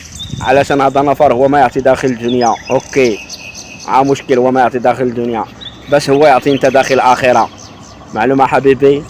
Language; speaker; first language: Arabic; non-native, learner; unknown